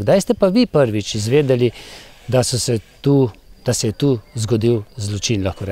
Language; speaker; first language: Slovenian; native; Slovenian